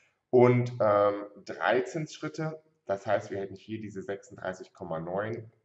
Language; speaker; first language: German; native; German